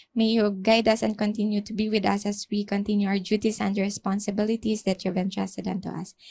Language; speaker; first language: English; non-native, local second language; Hiligaynon